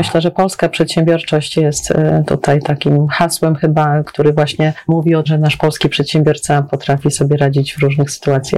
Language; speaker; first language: Polish; native; Polish